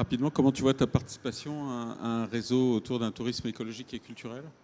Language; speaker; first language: French; native; French